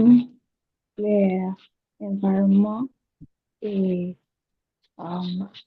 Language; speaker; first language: French; non-native, learner; Yoruba